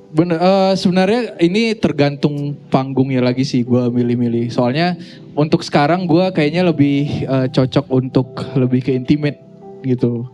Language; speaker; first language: Indonesian; native; Indonesian